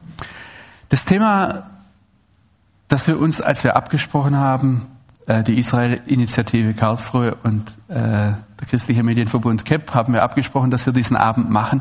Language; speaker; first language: German; native; German